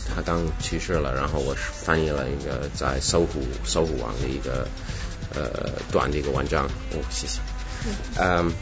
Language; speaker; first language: Chinese; non-native, fluent; Russian